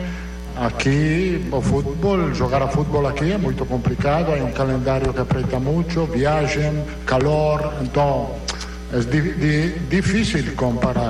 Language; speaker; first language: Portuguese; non-native, learner; Italian